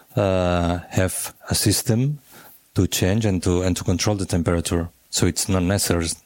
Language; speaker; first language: English; non-native, fluent; Catalan